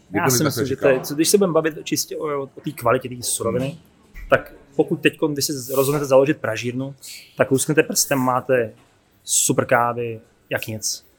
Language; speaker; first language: Czech; native; Czech